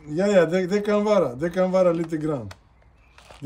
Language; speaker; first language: Swedish; non-native, fluent; Portuguese